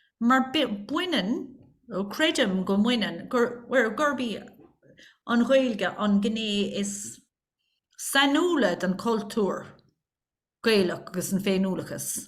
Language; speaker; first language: Irish; non-native, local second language; English